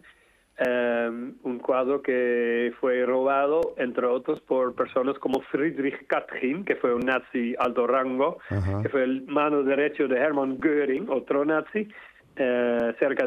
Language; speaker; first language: Spanish; non-native, fluent; Dutch